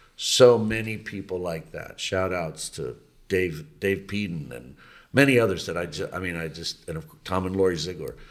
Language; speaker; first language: English; native; English